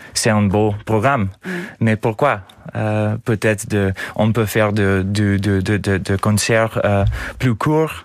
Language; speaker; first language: French; non-native, learner; English